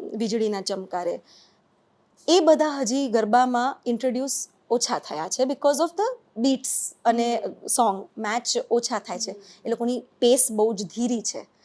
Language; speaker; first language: Gujarati; native; Gujarati